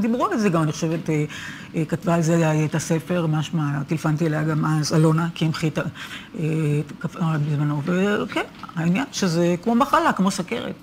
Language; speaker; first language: Hebrew; native; Hebrew